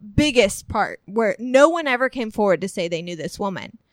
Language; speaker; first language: English; native; English